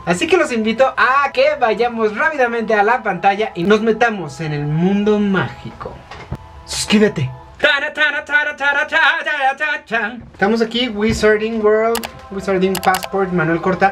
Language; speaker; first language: Spanish; native; Spanish